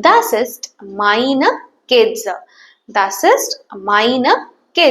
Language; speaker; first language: German; non-native, fluent; Tamil